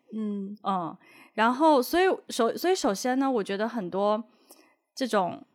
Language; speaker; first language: Chinese; native; Chinese